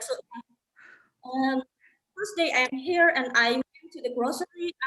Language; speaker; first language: English; non-native, learner; Indonesian